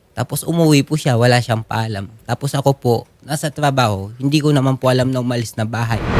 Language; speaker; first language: Filipino; native; Filipino